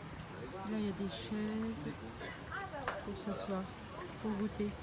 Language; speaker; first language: French; native; French